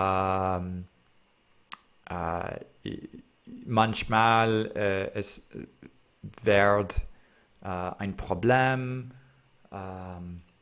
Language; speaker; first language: German; non-native, learner; English